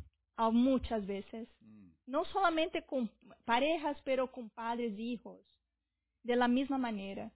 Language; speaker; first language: Spanish; non-native, fluent; Portuguese